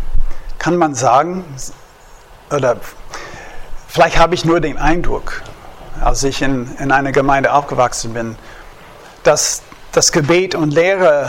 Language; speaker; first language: German; non-native, fluent; English